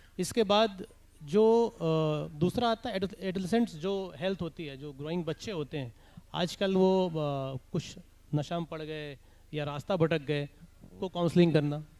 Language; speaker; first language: Hindi; native; Hindi